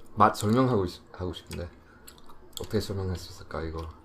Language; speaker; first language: Korean; early bilingual, heritage; English